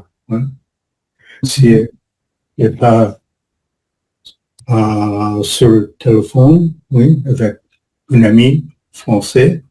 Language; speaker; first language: French; non-native, learner; English